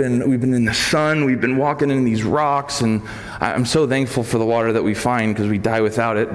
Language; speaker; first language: English; native; English